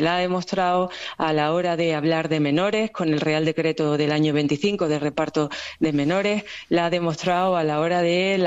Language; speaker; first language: Spanish; native; Spanish